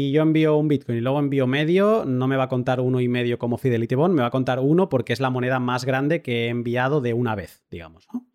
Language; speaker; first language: Spanish; native; Spanish